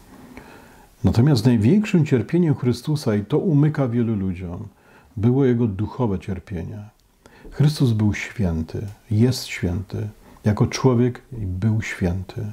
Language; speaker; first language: Polish; native; Polish